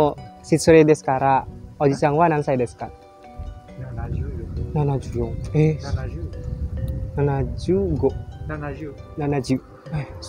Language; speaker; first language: Japanese; non-native, learner; Indonesian